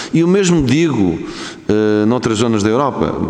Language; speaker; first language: Portuguese; native; Portuguese